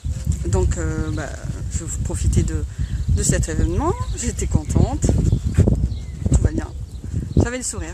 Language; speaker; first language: French; native; French